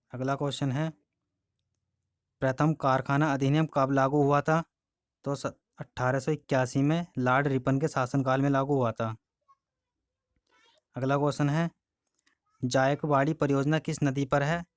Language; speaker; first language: Hindi; native; Hindi